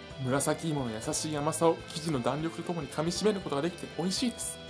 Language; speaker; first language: Japanese; native; Japanese